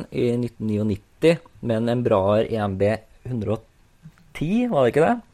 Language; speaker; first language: Norwegian; native; Norwegian